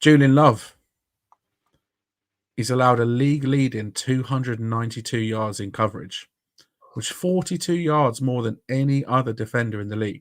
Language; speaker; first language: English; native; English